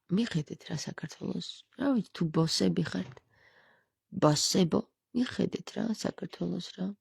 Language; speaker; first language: Georgian; native; Georgian